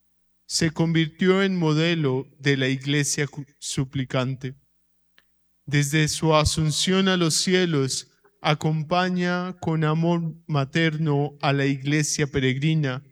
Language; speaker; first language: Spanish; native; Spanish